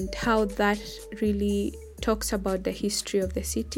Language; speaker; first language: English; non-native, local second language; Kikuyu